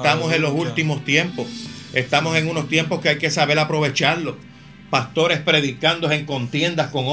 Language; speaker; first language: Spanish; native; Spanish